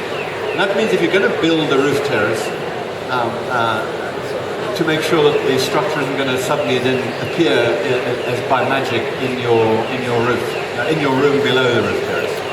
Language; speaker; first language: English; native; English